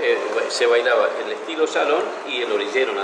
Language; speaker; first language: Spanish; native; Spanish